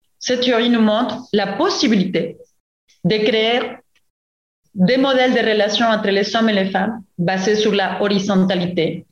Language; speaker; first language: French; non-native, fluent; Spanish